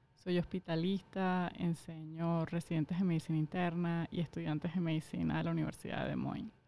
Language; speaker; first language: Spanish; native; Spanish